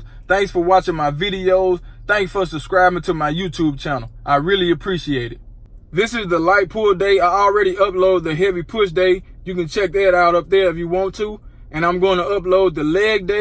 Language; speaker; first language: English; native; English